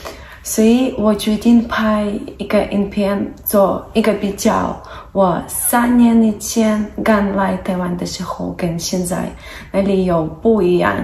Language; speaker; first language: Chinese; non-native, fluent; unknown